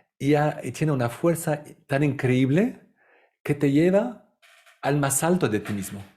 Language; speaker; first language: Spanish; non-native, fluent; Italian